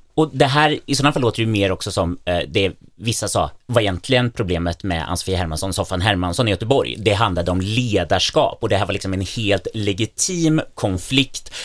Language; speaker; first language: Swedish; native; Swedish